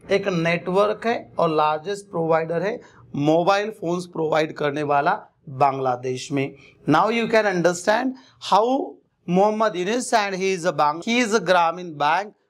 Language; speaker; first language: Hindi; non-native, local second language; Marathi